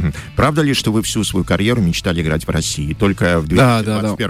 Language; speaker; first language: Russian; native; Russian